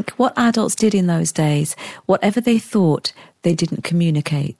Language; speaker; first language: English; native; English